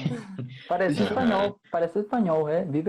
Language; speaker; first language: Portuguese; non-native, fluent; Spanish